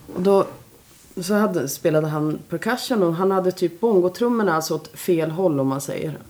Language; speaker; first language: Swedish; native; Swedish